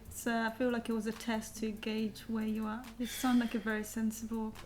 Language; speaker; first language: English; native; English